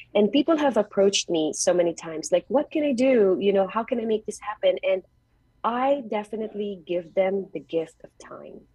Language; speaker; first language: English; non-native, local second language; Filipino